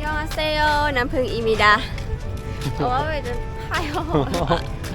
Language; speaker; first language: Korean; non-native, learner; Lao